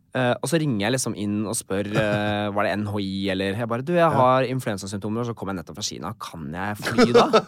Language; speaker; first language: Norwegian; native; Norwegian